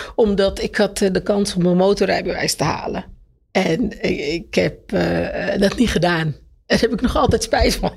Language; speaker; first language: Dutch; native; Dutch